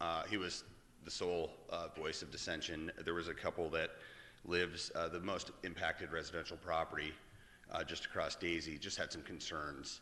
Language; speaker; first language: English; native; English